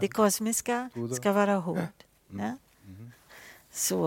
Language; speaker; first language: Swedish; non-native, fluent; Portuguese